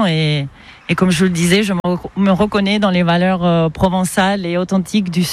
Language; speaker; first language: French; non-native, fluent; Spanish